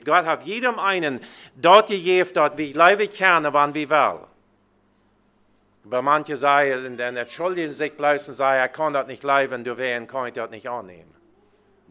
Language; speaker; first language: German; early bilingual, heritage; Plautdietsch